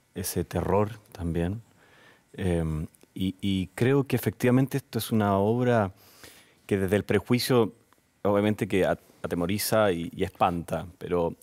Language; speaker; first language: Spanish; native; Spanish